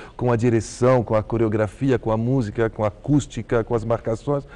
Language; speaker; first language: Portuguese; early bilingual, heritage; Arabic